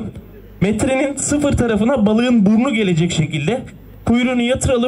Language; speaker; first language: Turkish; native; Turkish